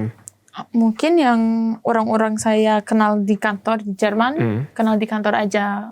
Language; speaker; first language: Indonesian; non-native, learner; German